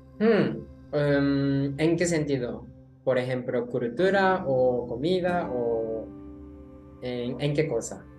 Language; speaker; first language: Spanish; non-native, learner; Japanese